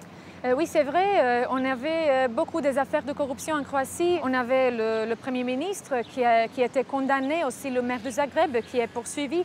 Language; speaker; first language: French; non-native, fluent; Croatian